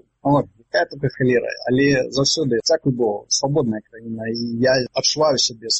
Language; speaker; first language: Belarusian; native; Belarusian